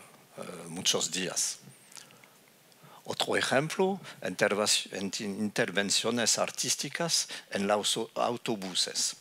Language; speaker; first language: Spanish; non-native, fluent; French